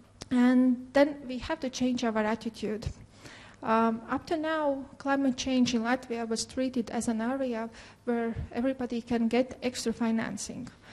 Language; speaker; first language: English; non-native, fluent; Latvian